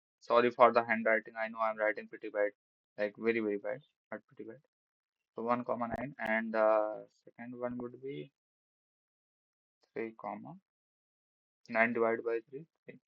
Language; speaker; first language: English; non-native, local second language; Hindi